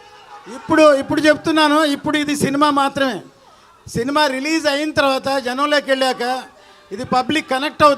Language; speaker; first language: Telugu; native; Telugu